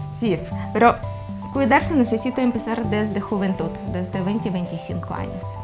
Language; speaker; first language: Spanish; non-native, learner; Ukrainian